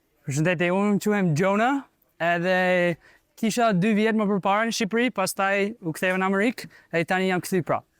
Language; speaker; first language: Albanian; non-native, fluent; English